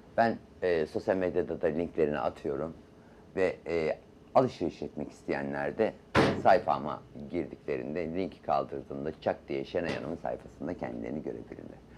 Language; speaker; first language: Turkish; native; Turkish